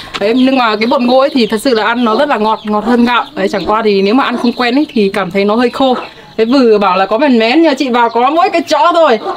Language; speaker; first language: Vietnamese; native; Vietnamese